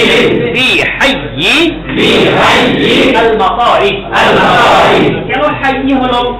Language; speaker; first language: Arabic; non-native, fluent; Bangla